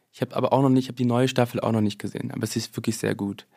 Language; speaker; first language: German; early bilingual, other home language; English